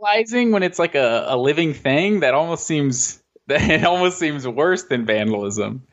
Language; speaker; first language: English; native; English